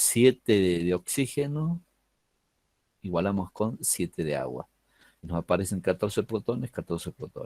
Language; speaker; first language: Spanish; native; Spanish